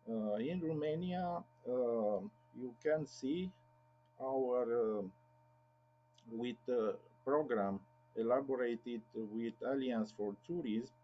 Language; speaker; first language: English; non-native, learner; Romanian